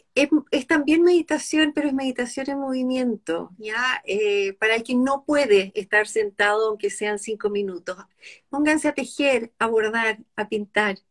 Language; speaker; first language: Spanish; native; Spanish